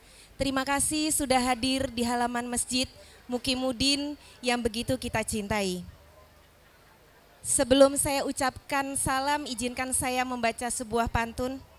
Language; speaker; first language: Indonesian; native; Indonesian